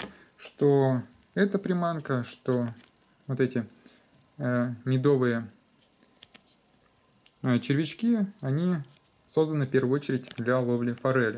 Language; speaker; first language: Russian; native; Russian